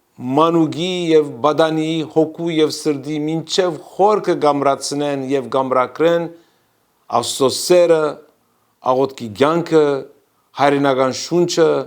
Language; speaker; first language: Armenian; early bilingual, heritage; Armenian